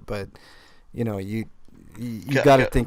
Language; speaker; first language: English; native; English